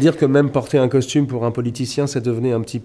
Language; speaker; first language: French; native; French